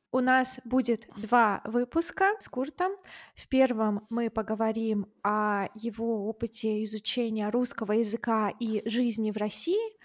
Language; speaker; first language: Russian; native; Russian